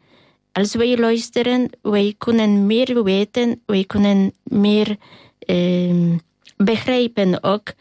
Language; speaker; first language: Dutch; non-native, fluent; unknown